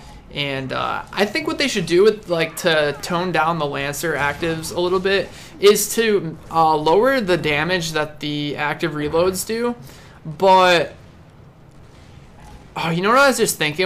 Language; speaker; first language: English; native; English